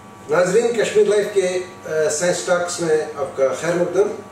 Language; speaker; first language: Urdu; non-native, local second language; Kashmiri